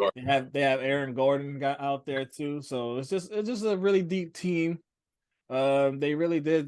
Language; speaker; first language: English; native; English